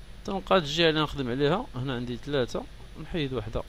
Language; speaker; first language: Arabic; native; Arabic